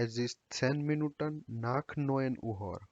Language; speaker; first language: German; non-native, learner; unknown